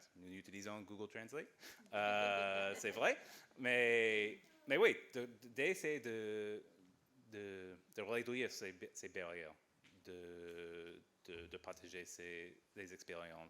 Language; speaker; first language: French; non-native, fluent; English